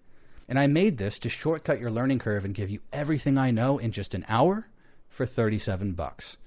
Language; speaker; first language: English; native; English